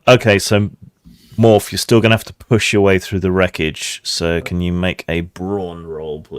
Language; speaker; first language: English; native; English